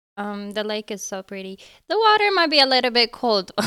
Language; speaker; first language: English; early bilingual, other home language; Arabic